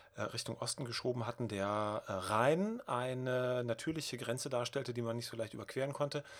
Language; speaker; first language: German; native; German